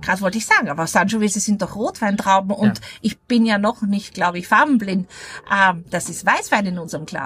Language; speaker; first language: German; native; German